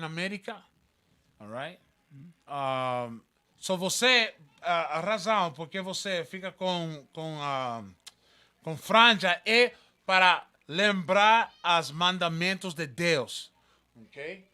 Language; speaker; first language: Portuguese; non-native, learner; Spanish